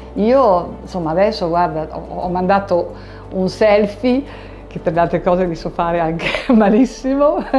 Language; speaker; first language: Italian; native; Italian